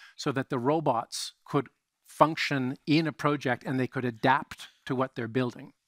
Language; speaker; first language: English; native; English